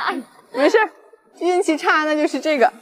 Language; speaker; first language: Chinese; native; Chinese